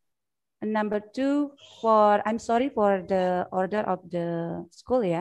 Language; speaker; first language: English; non-native, fluent; Indonesian